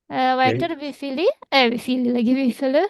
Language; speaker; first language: German; non-native, fluent; Indonesian